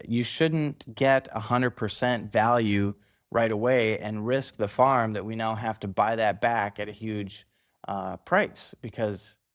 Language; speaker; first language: English; native; English